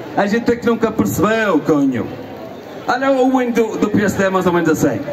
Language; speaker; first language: Portuguese; early bilingual, heritage; Portuguese